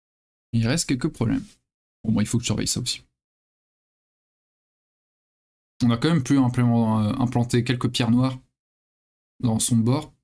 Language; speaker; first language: French; native; French